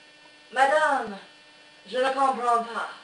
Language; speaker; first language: French; non-native, learner; English